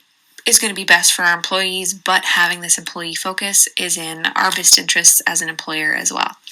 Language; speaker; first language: English; native; English